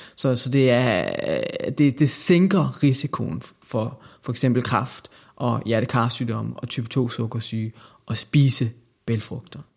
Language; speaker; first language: Danish; native; Danish